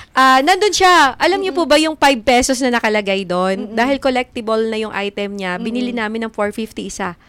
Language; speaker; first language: Filipino; native; Filipino